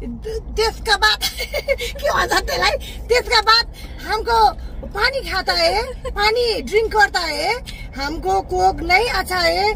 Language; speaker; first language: Hindi; non-native, learner; Nepali